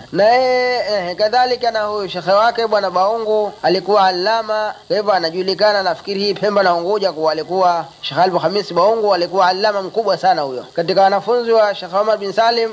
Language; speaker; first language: Swahili; native; Swahili